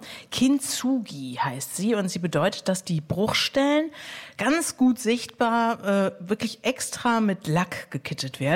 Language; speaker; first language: German; native; German